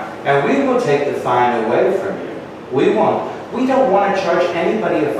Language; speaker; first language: English; native; English